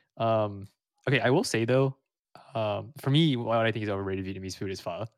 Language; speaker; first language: English; early bilingual, other home language; Vietnamese